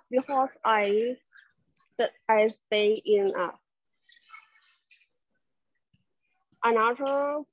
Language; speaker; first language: English; non-native, learner; Thai